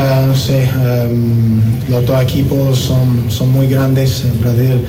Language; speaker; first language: Spanish; non-native, learner; English